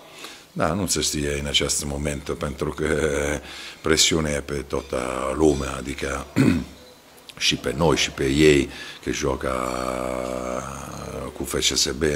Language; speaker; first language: Romanian; non-native, fluent; Italian